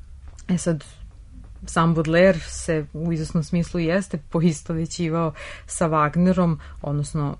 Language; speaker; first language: Serbian; native; Serbian